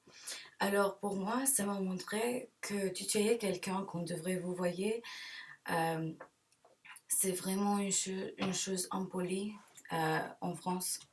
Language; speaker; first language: French; non-native, learner; English